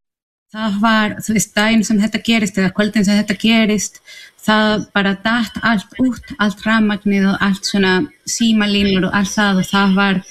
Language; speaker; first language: Icelandic; non-native, fluent; Spanish